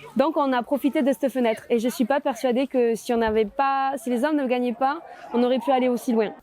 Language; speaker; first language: French; native; French